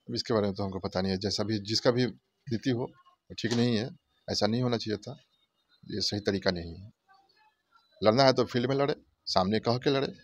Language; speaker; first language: Hindi; native; Hindi